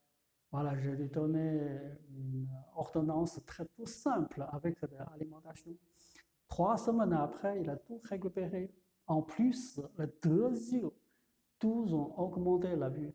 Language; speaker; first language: French; non-native, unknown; Chinese